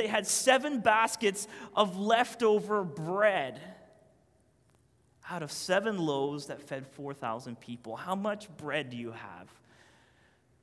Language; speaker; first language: English; native; English